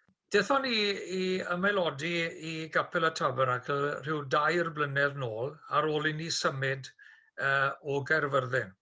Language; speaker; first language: Welsh; native; Welsh